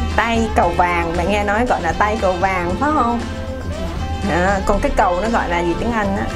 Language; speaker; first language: Vietnamese; early bilingual, heritage; Vietnamese